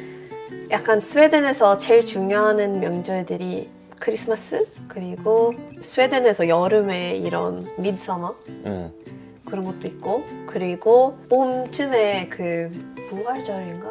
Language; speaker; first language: Korean; non-native, fluent; Swedish